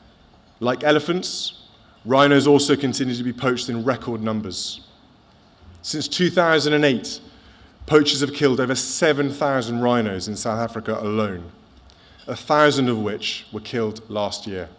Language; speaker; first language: English; native; English